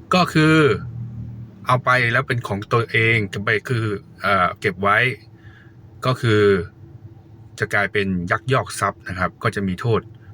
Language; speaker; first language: Thai; native; Thai